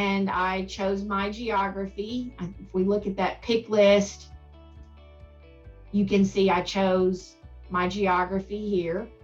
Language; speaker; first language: English; native; English